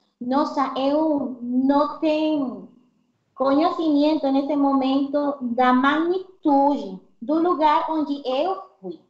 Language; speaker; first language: Portuguese; non-native, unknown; Spanish